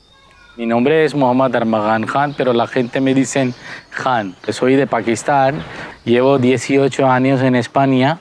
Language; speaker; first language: Spanish; non-native, fluent; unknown